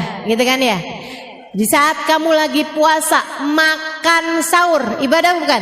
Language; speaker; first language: Indonesian; native; Indonesian